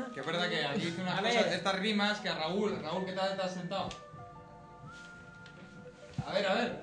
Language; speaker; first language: Spanish; native; Spanish